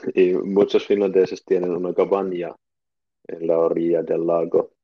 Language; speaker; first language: Spanish; non-native, learner; Finnish